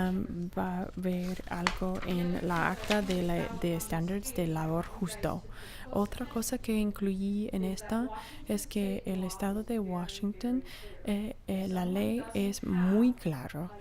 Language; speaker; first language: Spanish; non-native, fluent; English